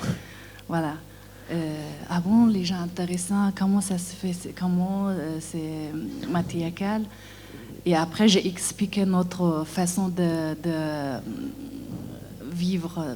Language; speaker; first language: French; non-native, learner; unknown